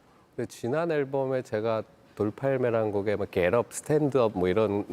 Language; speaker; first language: Korean; native; Korean